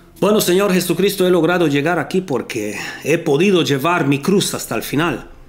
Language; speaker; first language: Spanish; non-native, fluent; Romanian